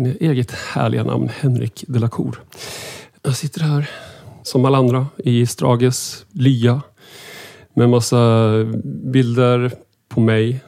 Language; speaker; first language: Swedish; native; Swedish